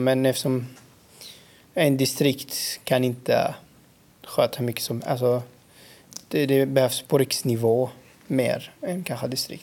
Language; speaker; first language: Swedish; non-native, fluent; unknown